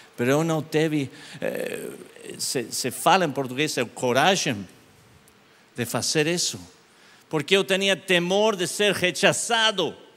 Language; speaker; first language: Portuguese; non-native, learner; English